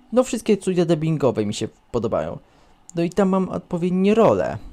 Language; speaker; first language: Polish; native; Polish